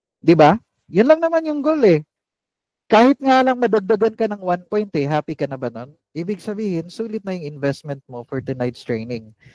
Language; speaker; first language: Filipino; non-native, local second language; Cebuano